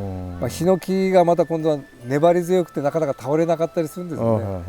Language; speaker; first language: Japanese; native; Japanese